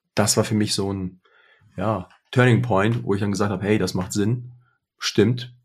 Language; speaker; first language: German; early bilingual, other home language; Russian